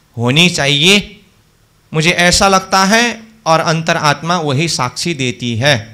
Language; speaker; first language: Hindi; native; Hindi